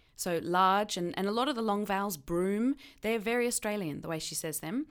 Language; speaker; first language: English; native; English